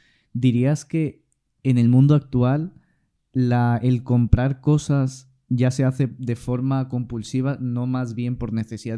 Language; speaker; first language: Spanish; native; Spanish